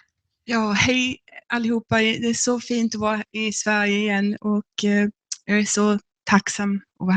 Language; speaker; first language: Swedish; non-native, fluent; English